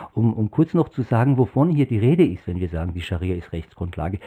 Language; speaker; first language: German; non-native, fluent; Persian